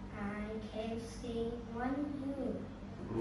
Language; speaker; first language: English; non-native, learner; Vietnamese